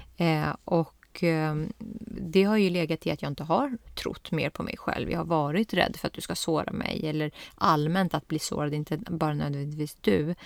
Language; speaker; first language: Swedish; early bilingual, other home language; Persian